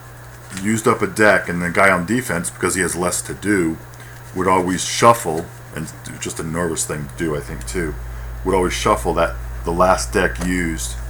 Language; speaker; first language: English; native; English